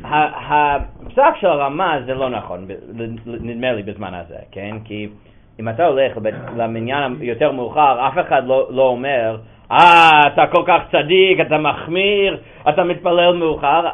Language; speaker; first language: Hebrew; non-native, fluent; English